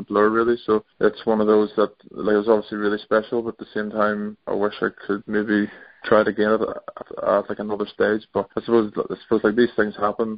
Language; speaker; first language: English; native; English